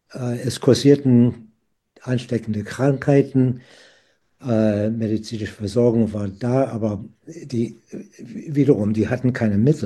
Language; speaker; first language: German; non-native, fluent; English